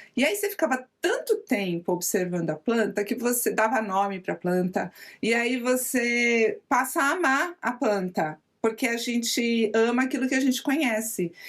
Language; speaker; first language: Portuguese; native; Portuguese